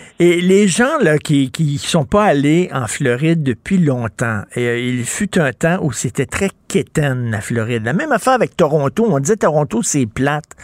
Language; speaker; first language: French; native; French